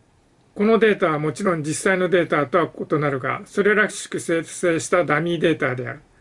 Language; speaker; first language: Japanese; native; Japanese